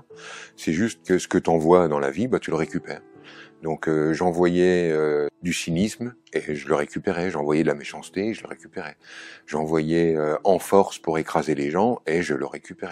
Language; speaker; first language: French; native; French